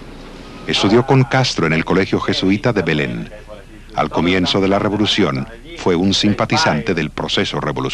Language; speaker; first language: Spanish; native; Spanish